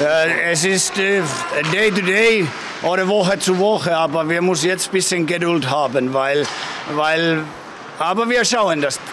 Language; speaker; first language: German; non-native, fluent; Finnish